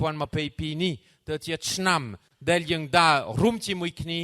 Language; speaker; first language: Khmer; non-native, fluent; French